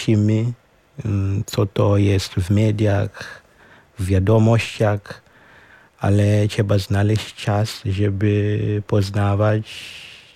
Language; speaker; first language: Ukrainian; non-native, learner; Shona